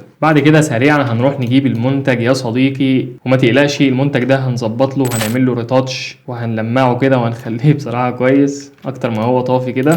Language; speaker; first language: Arabic; native; Arabic